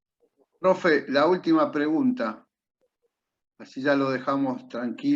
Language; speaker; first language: Spanish; native; Spanish